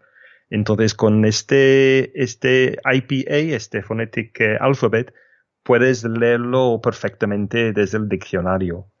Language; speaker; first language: Spanish; non-native, fluent; English